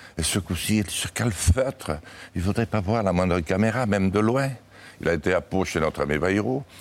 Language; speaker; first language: French; native; French